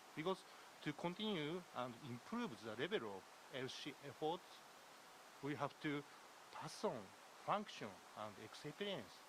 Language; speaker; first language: English; non-native, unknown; Japanese